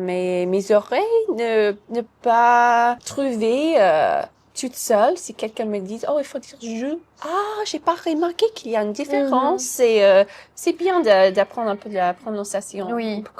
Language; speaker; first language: French; non-native, fluent; English